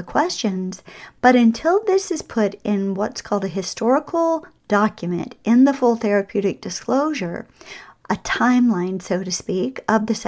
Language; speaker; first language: English; native; English